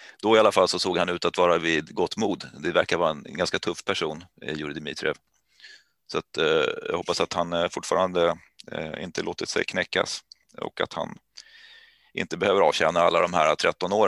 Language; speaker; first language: Swedish; native; Swedish